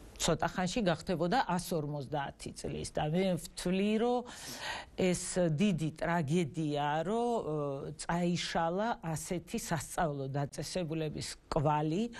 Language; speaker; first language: Georgian; non-native, local second language; Russian